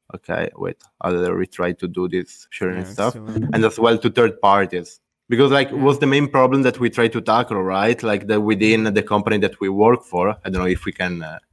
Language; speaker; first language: English; non-native, fluent; Italian